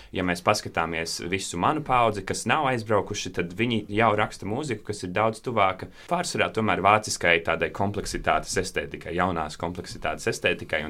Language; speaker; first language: Latvian; native; Latvian